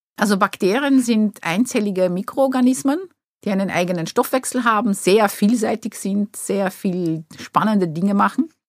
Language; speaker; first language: German; non-native, fluent; Portuguese